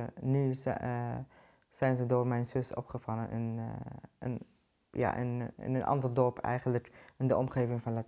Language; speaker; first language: Dutch; non-native, fluent; Arabic